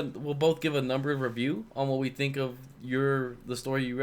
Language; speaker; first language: English; native; English